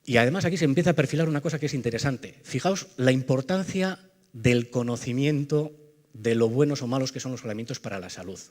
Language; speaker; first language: Spanish; native; Spanish